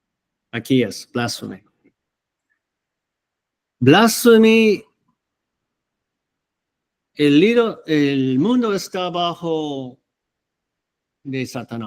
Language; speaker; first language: Spanish; non-native, fluent; English